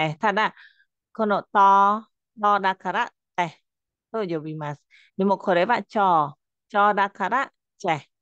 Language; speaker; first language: Japanese; non-native, fluent; Khmer